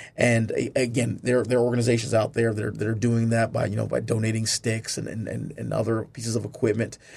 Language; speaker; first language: English; native; English